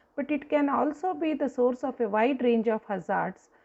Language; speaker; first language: English; non-native, local second language; Kannada